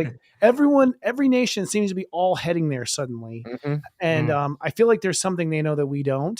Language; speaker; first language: English; native; English